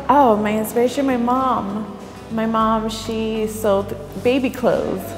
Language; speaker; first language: English; native; English